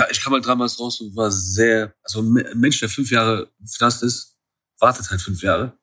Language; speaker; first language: German; early bilingual, other home language; Kurdish